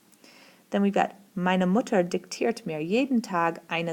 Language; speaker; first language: German; non-native, fluent; English